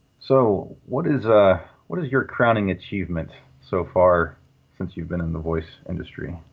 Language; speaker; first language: English; native; English